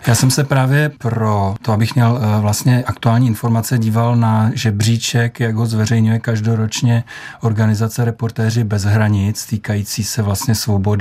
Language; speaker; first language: Czech; native; Czech